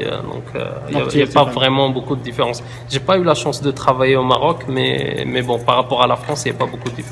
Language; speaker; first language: French; non-native, local second language; Arabic